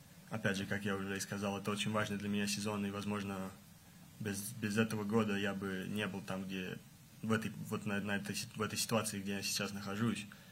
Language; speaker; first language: Russian; native; Russian